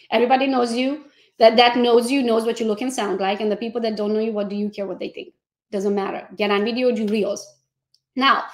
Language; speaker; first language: English; non-native, fluent; Hungarian